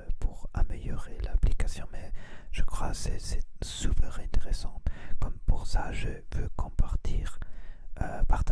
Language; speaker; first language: French; non-native, learner; Spanish